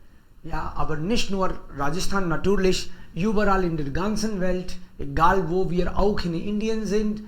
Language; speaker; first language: German; non-native, fluent; Hindi